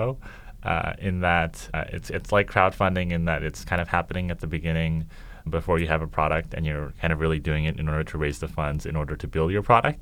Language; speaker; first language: English; native; English